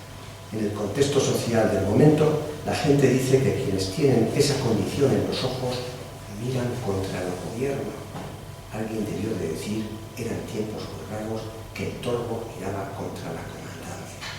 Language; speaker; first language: Spanish; native; Spanish